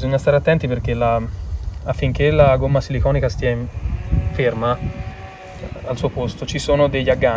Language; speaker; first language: Italian; native; Italian